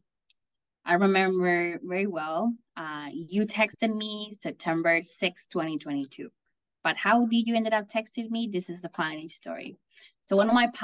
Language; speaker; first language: English; non-native, fluent; Spanish